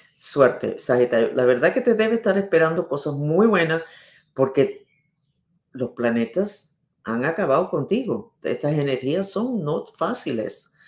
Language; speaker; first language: Spanish; non-native, fluent; English